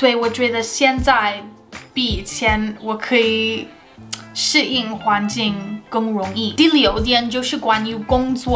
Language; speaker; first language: Chinese; non-native, fluent; English